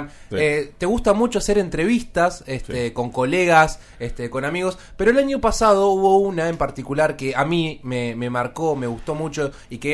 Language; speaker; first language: Spanish; native; Spanish